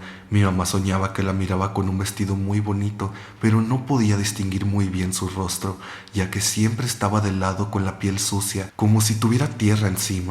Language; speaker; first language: Spanish; native; Spanish